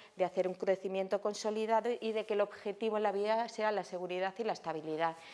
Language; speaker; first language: Spanish; native; Spanish